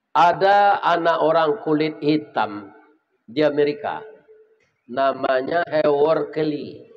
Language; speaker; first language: Malay; non-native, local second language; Minangkabau